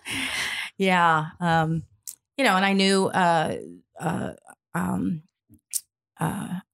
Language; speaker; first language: English; native; English